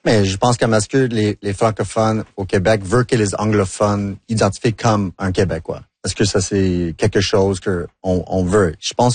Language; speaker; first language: French; non-native, local second language; English